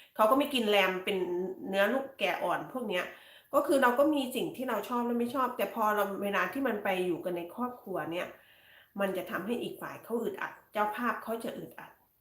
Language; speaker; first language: Thai; native; Thai